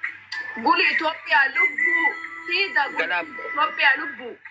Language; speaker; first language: Arabic; non-native, learner; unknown